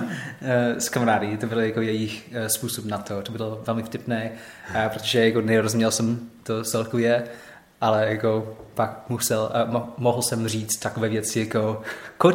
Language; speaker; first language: Czech; non-native, learner; English